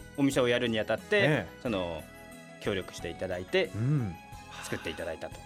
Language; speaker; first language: Japanese; native; Japanese